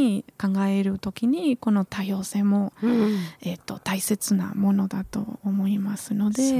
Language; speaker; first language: Japanese; non-native, learner; Spanish